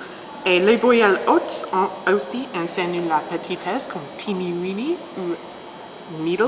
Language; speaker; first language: French; non-native, learner; English